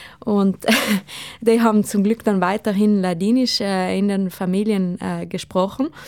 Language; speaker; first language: German; non-native, local second language; Ladin